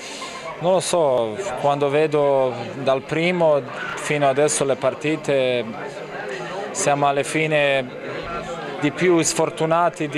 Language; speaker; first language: Italian; non-native, learner; Bosnian